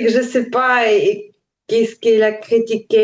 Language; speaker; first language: French; non-native, learner; Ukrainian